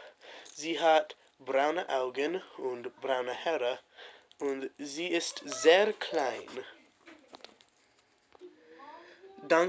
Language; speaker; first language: German; non-native, learner; English